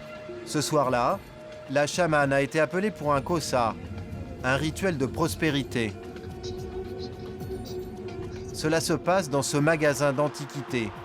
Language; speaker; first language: French; native; French